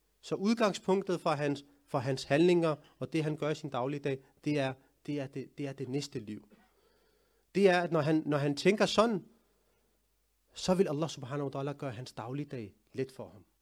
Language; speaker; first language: Danish; early bilingual, other home language; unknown